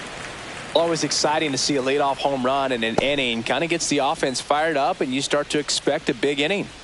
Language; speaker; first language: English; native; English